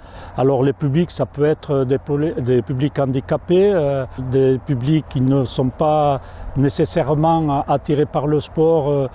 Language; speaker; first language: French; native; French